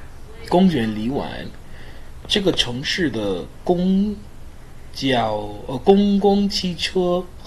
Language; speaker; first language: Chinese; non-native, learner; English